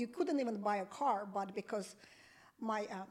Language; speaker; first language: English; non-native, fluent; Russian